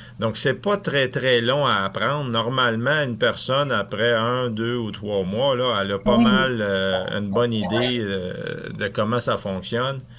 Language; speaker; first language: French; native; French